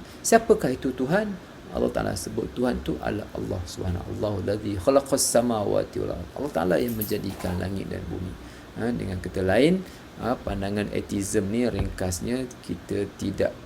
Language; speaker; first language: Malay; native; Malay